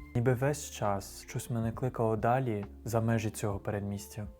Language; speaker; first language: Ukrainian; non-native, fluent; French